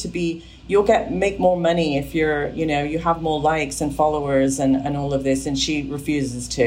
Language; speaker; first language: English; native; English